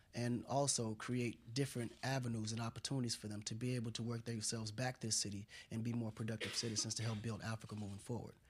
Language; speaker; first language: English; non-native, fluent; Wolof